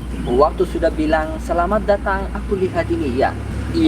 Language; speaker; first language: Indonesian; non-native, learner; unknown